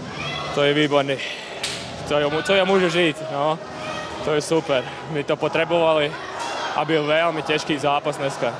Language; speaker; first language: Czech; non-native, learner; Latvian